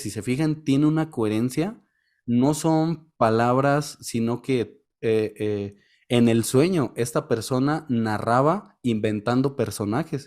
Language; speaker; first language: Spanish; native; Spanish